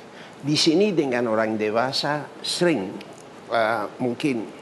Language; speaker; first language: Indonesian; non-native, learner; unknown